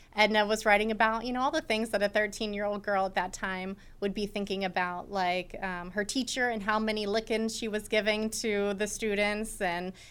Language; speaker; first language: English; native; English